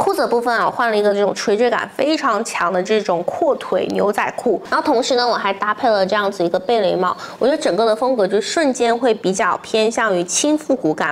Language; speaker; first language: Chinese; native; Chinese